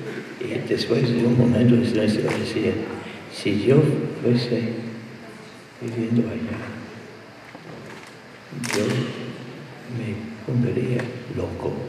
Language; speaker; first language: Spanish; non-native, fluent; English